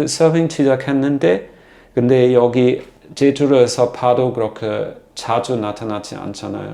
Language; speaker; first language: Korean; non-native, learner; German